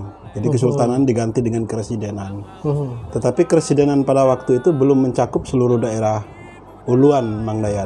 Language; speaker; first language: Indonesian; native; Indonesian